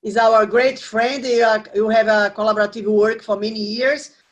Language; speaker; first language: English; non-native, learner; Portuguese